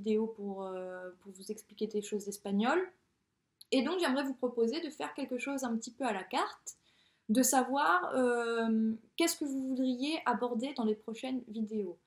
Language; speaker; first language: French; native; French